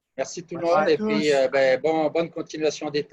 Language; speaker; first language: French; native; French